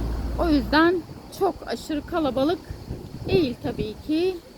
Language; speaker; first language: Turkish; native; Turkish